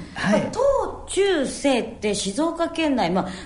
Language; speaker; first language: Japanese; native; Japanese